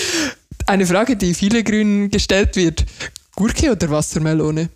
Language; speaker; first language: German; native; German